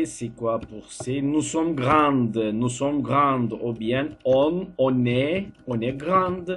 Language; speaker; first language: French; non-native, fluent; Turkish